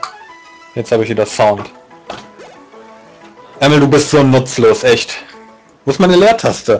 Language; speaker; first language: German; native; German